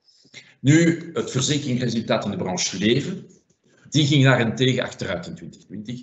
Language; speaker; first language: Dutch; non-native, fluent; French